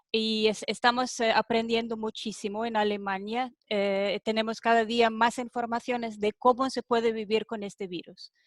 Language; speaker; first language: Spanish; non-native, fluent; German